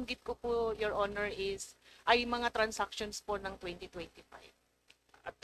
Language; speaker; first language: Filipino; native; Filipino